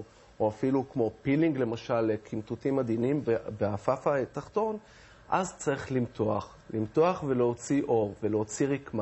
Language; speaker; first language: Hebrew; native; Hebrew